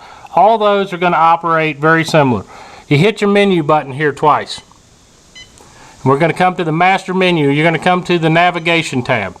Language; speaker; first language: English; native; English